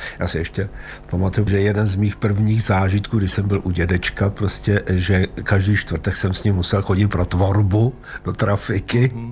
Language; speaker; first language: Czech; native; Czech